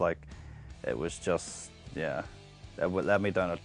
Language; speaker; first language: English; native; English